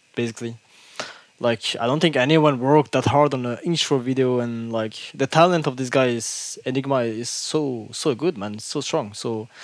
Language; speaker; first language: English; non-native, fluent; French